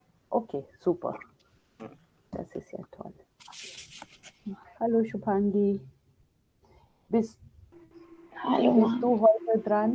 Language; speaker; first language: German; non-native, fluent; Hindi